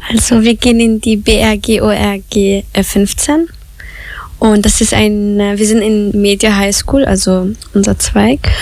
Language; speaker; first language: German; early bilingual, other home language; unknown